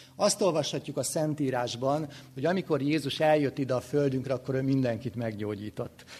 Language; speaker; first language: Hungarian; native; Hungarian